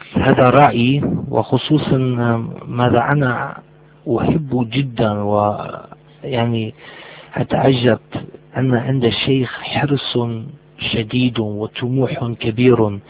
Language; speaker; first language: Arabic; non-native, learner; German